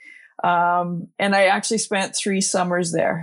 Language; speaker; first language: English; native; English